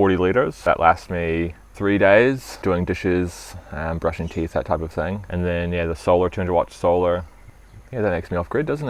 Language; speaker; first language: English; early bilingual, other home language; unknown